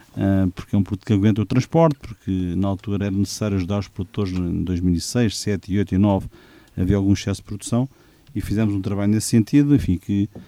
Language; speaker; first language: Portuguese; native; Portuguese